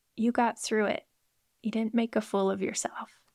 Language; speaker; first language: English; native; English